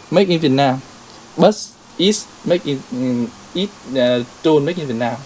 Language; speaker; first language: English; non-native, learner; Vietnamese